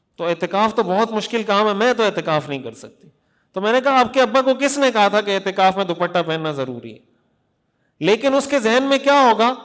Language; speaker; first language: Urdu; non-native, local second language; Pashto